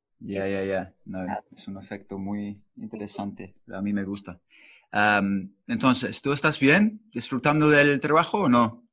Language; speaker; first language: Spanish; non-native, learner; English